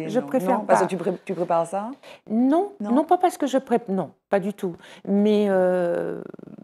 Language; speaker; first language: French; native; French